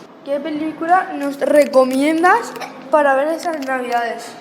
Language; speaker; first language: Spanish; native; Spanish